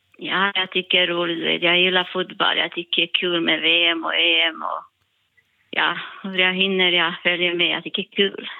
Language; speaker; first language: Swedish; non-native, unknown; Bosnian